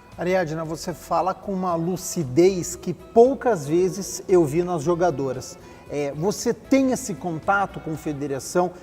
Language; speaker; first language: Portuguese; native; Portuguese